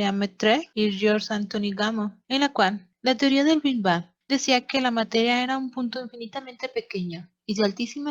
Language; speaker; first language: Spanish; native; Spanish